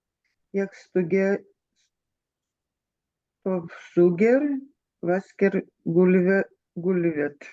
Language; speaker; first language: Norwegian; non-native, learner; Lithuanian